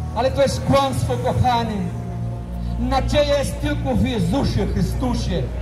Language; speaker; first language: Polish; non-native, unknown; Portuguese